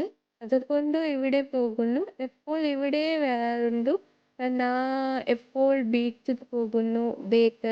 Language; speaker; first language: Malayalam; non-native, learner; Kannada